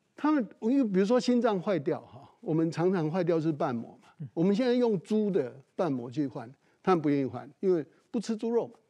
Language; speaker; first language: Chinese; native; Chinese